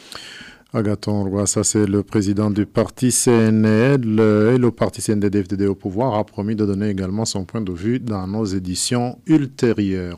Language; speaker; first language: French; non-native, local second language; Rundi